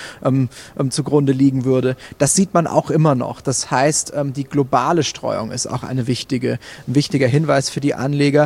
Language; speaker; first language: German; native; German